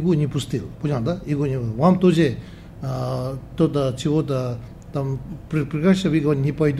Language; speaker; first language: Russian; non-native, learner; Tibetan